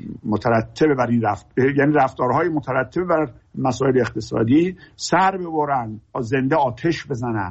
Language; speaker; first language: Persian; native; Persian